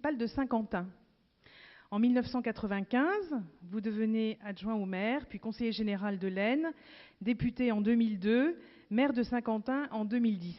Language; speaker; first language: French; native; French